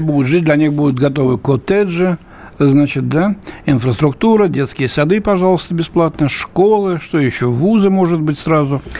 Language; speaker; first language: Russian; native; Russian